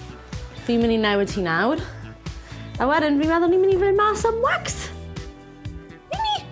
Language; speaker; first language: Welsh; native; Welsh